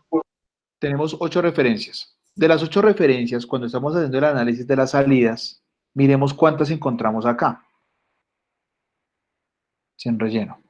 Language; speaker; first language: Spanish; native; Spanish